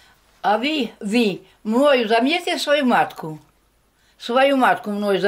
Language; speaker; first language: Russian; non-native, local second language; Ukrainian